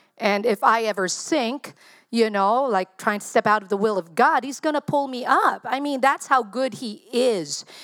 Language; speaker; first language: English; non-native, local second language; Filipino